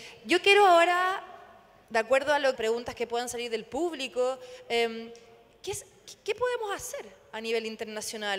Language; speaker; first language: Spanish; native; Spanish